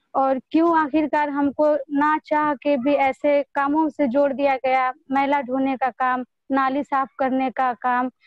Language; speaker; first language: Hindi; native; Hindi